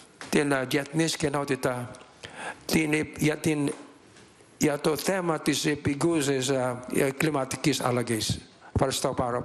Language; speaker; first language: Greek; non-native, learner; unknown